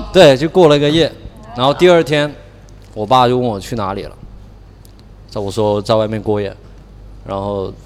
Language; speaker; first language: Chinese; non-native, local second language; Min Nan Chinese